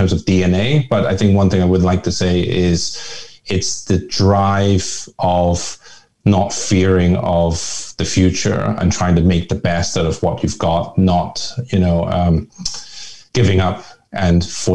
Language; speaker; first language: English; early bilingual, other home language; Hakka Chinese